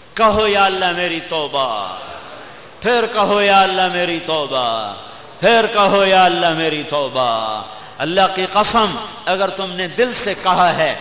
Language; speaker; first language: Urdu; non-native, local second language; Punjabi